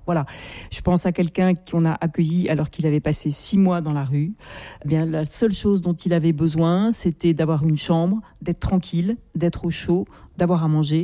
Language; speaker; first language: French; native; French